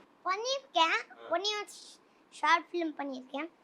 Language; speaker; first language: Tamil; non-native, local second language; Tulu